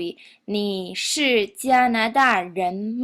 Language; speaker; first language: Chinese; non-native, fluent; English